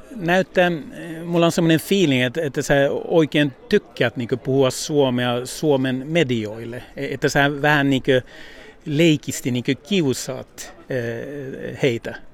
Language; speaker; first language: Finnish; early bilingual, heritage; Finnish